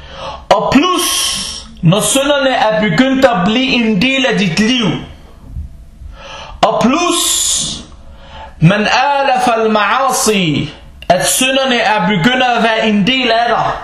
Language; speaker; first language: Danish; non-native, fluent; Arabic